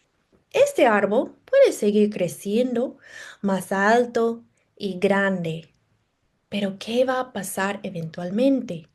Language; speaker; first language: Spanish; non-native, fluent; English